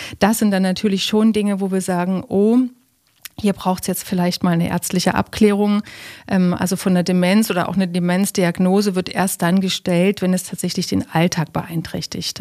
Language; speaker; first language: German; native; German